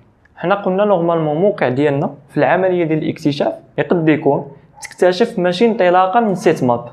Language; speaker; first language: Arabic; native; Arabic